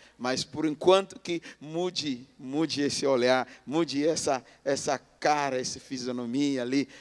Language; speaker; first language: Portuguese; non-native, fluent; English